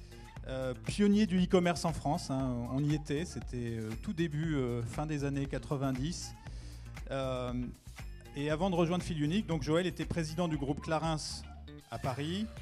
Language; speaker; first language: French; native; French